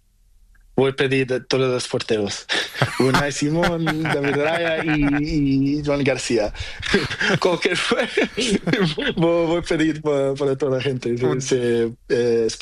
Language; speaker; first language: Spanish; non-native, learner; Portuguese